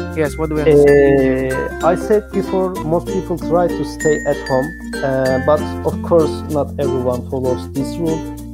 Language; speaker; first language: English; non-native, learner; Turkish